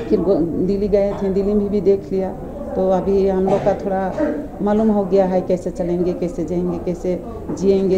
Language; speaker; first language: Hindi; non-native, local second language; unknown